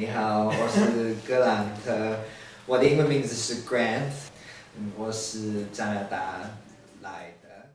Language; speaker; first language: Chinese; non-native, learner; English